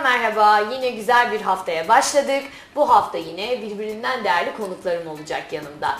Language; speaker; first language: Turkish; native; Turkish